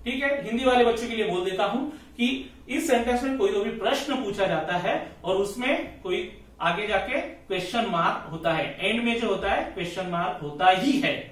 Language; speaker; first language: Hindi; non-native, local second language; Marathi